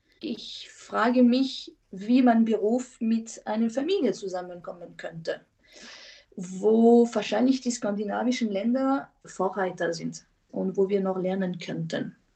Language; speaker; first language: German; non-native, fluent; French